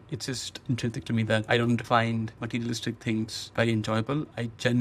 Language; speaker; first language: English; non-native, local second language; Hindi